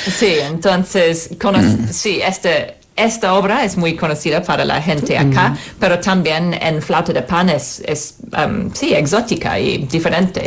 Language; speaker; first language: Spanish; non-native, fluent; English